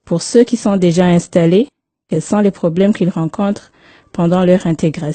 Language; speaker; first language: French; non-native, local second language; Rundi